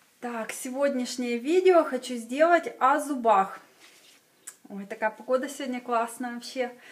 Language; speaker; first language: Russian; native; Russian